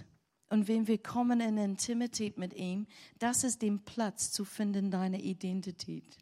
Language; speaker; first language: German; non-native, learner; English